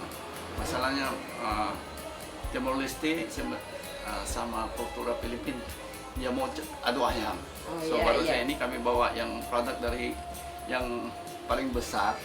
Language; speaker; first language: Indonesian; non-native, fluent; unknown